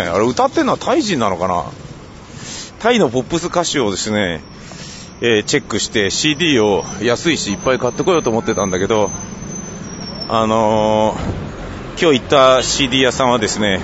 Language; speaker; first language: Japanese; native; Japanese